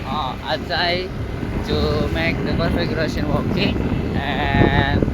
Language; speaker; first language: English; non-native, learner; Indonesian